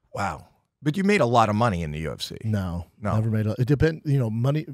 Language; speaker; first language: English; native; English